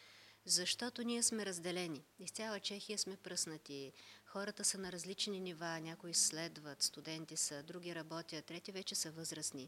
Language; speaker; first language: Bulgarian; early bilingual, other home language; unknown